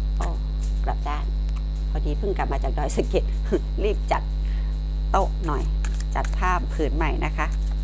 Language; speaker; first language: Thai; non-native, local second language; Chinese